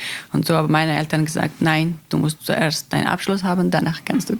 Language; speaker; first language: German; non-native, learner; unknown